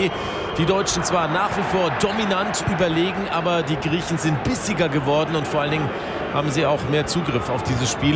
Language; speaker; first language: German; native; German